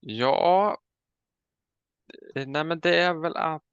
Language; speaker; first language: Swedish; native; Swedish